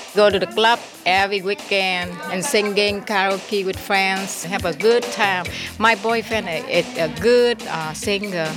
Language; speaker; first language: English; non-native, learner; Vietnamese